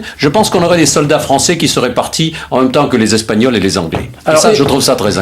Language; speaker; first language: French; native; French